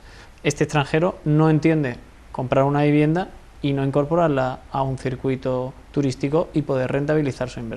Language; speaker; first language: Spanish; native; Spanish